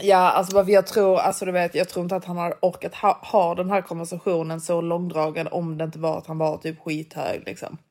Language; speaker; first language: Swedish; native; Swedish